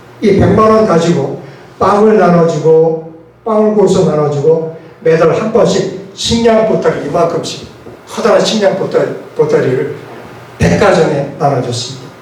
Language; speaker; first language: Korean; native; Korean